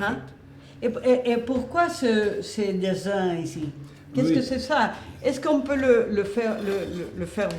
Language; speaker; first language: French; non-native, fluent; Spanish